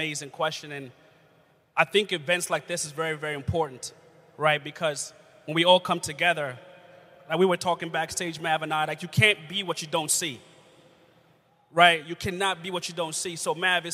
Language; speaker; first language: English; non-native, local second language; Ganda